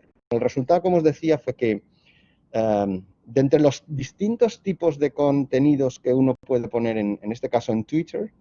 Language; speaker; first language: Spanish; native; Spanish